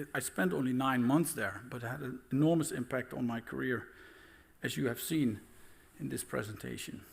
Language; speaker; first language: English; non-native, fluent; Dutch